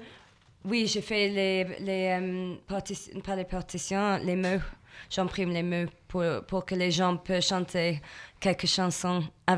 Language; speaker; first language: French; non-native, learner; English